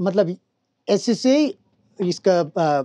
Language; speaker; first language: Hindi; non-native, fluent; Bangla